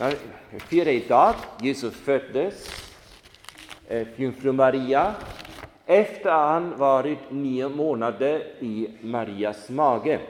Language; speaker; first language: Swedish; non-native, fluent; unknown